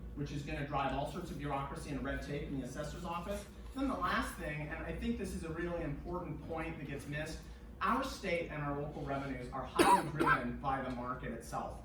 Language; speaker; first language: English; native; English